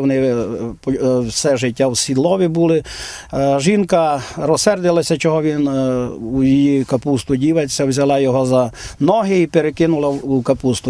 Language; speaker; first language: Ukrainian; native; Ukrainian